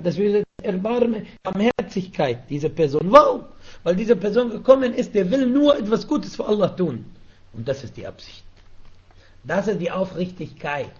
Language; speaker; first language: German; non-native, fluent; Arabic